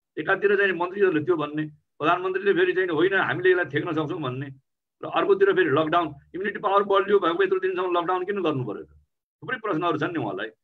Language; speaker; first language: Nepali; native; Nepali